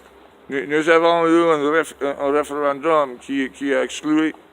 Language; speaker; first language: French; non-native, learner; English